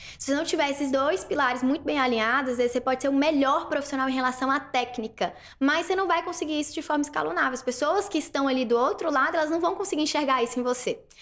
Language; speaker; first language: Portuguese; native; Portuguese